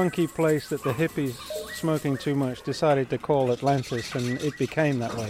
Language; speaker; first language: English; non-native, fluent; Catalan